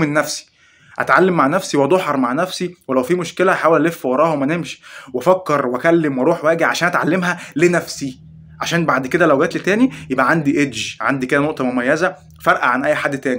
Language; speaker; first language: Arabic; native; Arabic